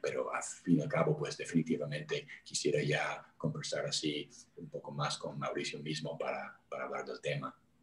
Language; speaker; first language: Spanish; non-native, fluent; English